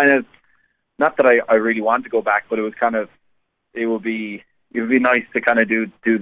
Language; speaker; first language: English; native; English